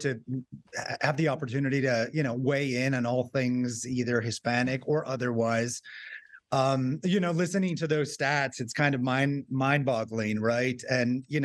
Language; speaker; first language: English; native; English